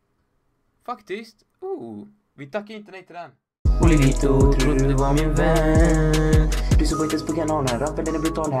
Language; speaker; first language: Swedish; native; Swedish